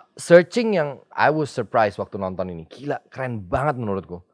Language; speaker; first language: Indonesian; native; Indonesian